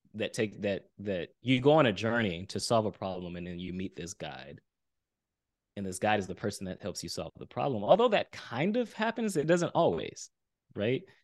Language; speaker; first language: English; early bilingual, other home language; Haitian Creole